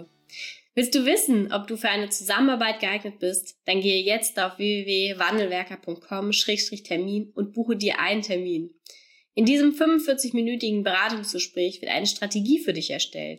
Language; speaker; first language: German; native; German